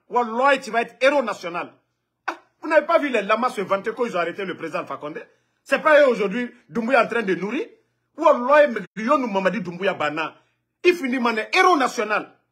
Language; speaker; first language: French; non-native, local second language; Mandingo